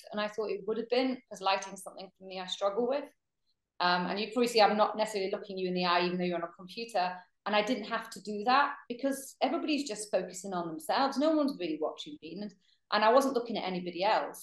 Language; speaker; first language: English; native; English